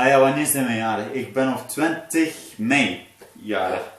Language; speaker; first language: Dutch; early bilingual, other home language; Arabic